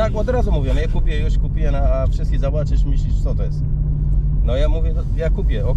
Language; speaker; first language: Polish; non-native, learner; Turkish